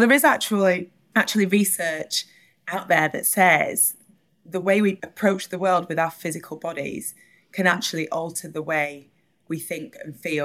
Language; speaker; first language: English; native; English